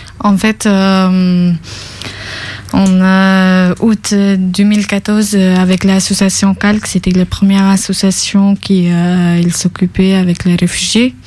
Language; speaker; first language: French; non-native, fluent; Albanian